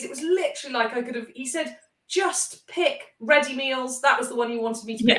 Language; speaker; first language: English; native; English